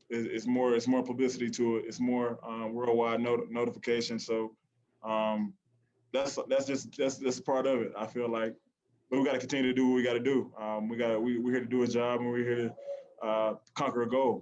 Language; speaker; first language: English; native; English